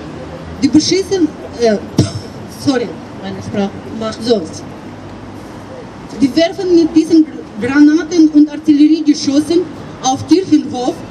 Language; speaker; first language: German; non-native, fluent; Russian